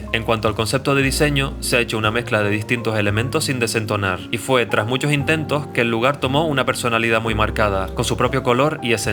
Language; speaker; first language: Spanish; native; Spanish